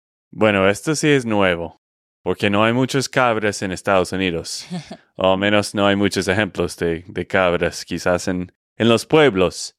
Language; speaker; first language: Spanish; non-native, fluent; English